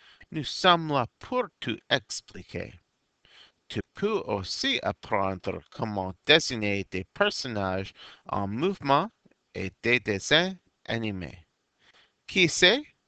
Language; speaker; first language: French; non-native, fluent; English